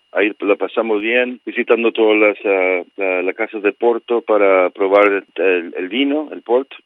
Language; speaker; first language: Spanish; early bilingual, heritage; Spanish